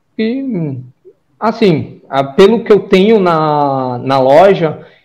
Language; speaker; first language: Portuguese; native; Portuguese